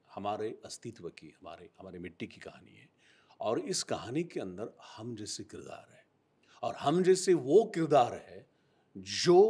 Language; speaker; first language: Hindi; non-native, local second language; Marathi